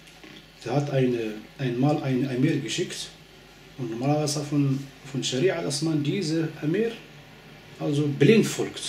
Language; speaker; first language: German; non-native, fluent; Arabic